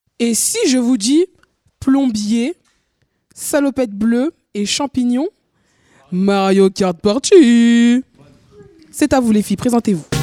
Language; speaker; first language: French; native; French